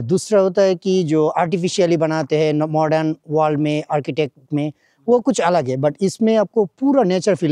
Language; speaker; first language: Hindi; non-native, fluent; Bangla